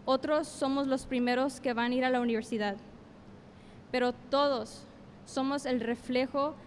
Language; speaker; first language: Spanish; early bilingual, heritage; Spanish